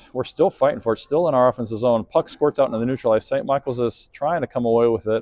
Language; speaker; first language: English; native; English